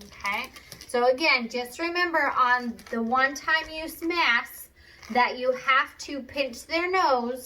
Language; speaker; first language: English; native; English